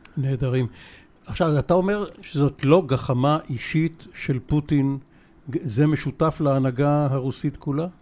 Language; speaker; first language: Hebrew; native; Hebrew